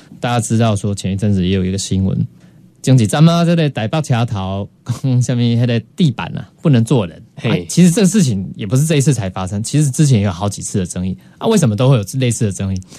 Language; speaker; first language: Chinese; native; Chinese